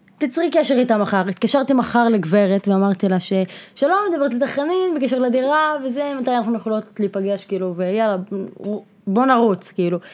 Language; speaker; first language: Hebrew; non-native, local second language; Arabic